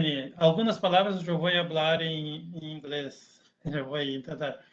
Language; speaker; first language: Spanish; non-native, learner; Portuguese